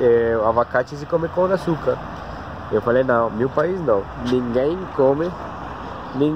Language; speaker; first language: Portuguese; non-native, learner; Spanish